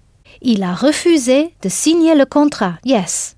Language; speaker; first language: French; non-native, fluent; English